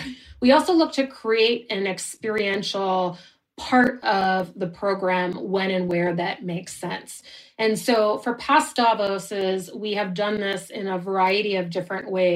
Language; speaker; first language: English; native; English